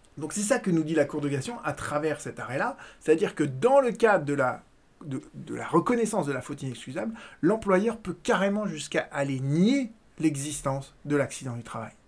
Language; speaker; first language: French; native; French